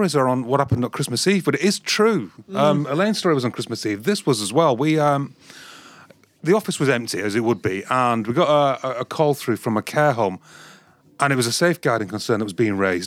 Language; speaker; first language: English; native; English